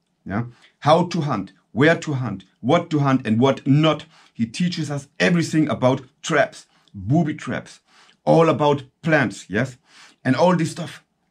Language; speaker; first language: English; non-native, fluent; German